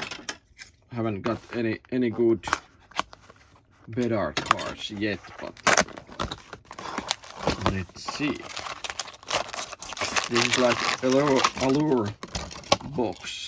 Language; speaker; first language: English; non-native, learner; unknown